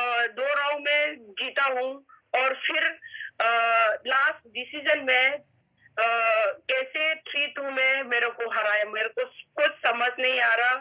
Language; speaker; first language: Hindi; non-native, local second language; Manipuri